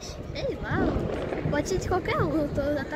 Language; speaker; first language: Portuguese; native; Portuguese